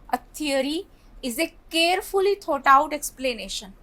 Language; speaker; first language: English; non-native, local second language; Gujarati